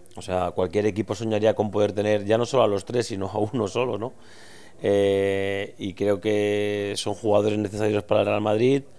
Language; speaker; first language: Spanish; native; Spanish